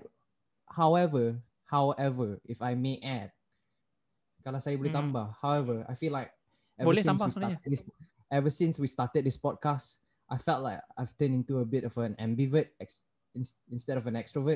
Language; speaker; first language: English; non-native, local second language; Malay